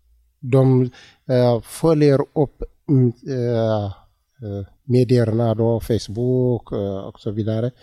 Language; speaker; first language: Swedish; non-native, learner; Tigrinya